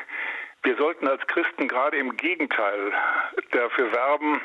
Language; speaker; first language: German; native; German